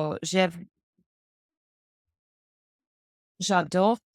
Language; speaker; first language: French; non-native, learner; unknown